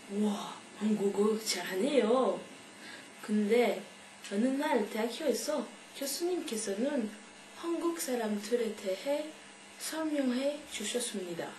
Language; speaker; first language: Korean; non-native, learner; French